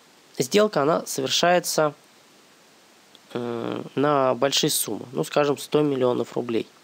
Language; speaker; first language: Russian; native; Russian